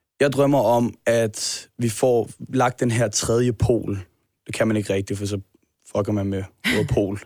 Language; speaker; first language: Danish; native; Danish